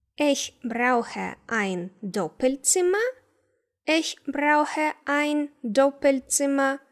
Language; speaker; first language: German; non-native, fluent; Ukrainian